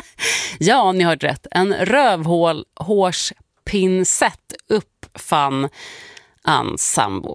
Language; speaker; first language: Swedish; native; Swedish